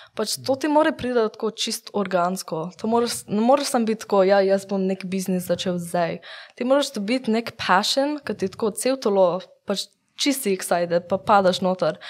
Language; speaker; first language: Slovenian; early bilingual, heritage; English